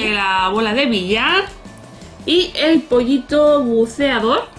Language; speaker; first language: Spanish; native; Spanish